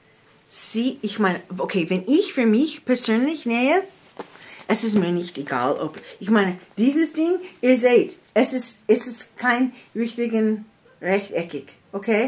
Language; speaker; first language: German; non-native, fluent; English